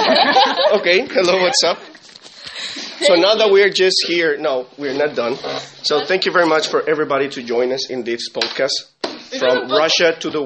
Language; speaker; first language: English; non-native, fluent; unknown